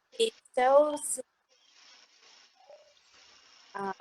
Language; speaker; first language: English; non-native, learner; Vietnamese